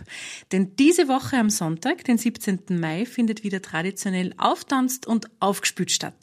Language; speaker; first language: German; native; German